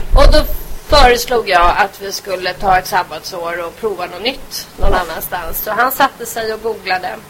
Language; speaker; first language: Swedish; native; Swedish